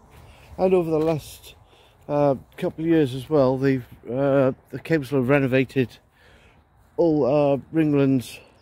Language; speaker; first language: English; native; English